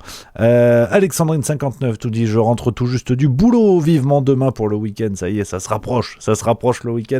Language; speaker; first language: French; native; French